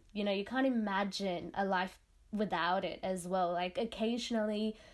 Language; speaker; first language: English; non-native, local second language; Tamil